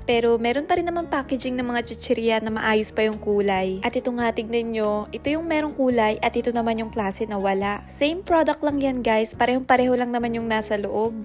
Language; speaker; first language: Filipino; native; Filipino